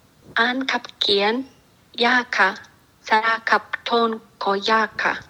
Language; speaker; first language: Thai; non-native, learner; English